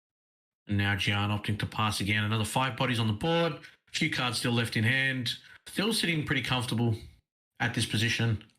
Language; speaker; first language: English; native; English